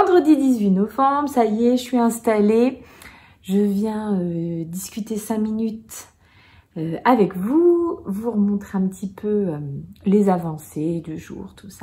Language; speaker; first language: French; native; French